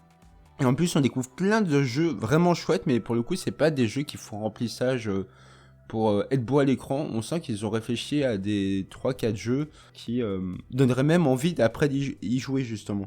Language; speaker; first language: French; native; French